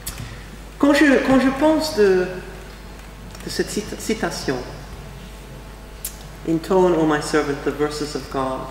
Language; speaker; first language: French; non-native, fluent; English